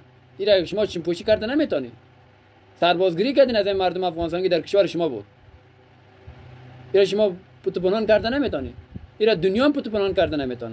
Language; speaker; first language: Persian; native; Persian